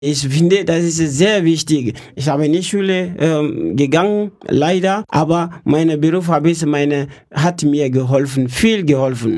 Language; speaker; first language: German; non-native, learner; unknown